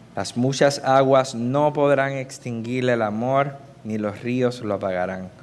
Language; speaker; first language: Spanish; native; Spanish